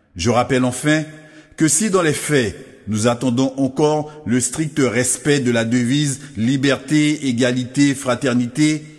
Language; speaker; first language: French; native; French